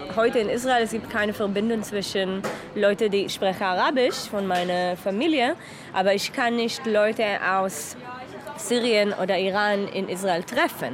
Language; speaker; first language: German; non-native, learner; Hebrew